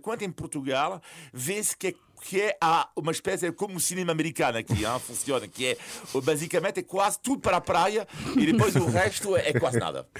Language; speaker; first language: Portuguese; non-native, fluent; French